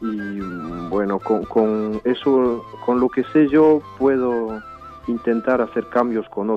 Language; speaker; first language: Spanish; early bilingual, heritage; French